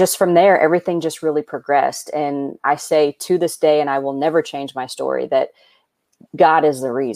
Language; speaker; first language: English; native; English